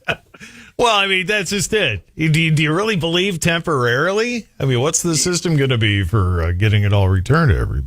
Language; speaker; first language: English; native; English